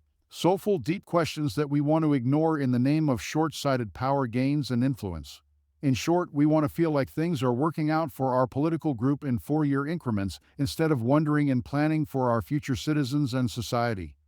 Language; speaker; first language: English; native; English